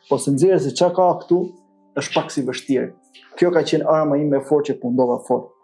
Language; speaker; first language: Albanian; native; Albanian